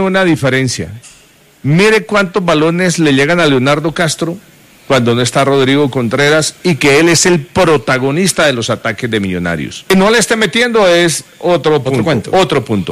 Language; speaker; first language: Spanish; native; Spanish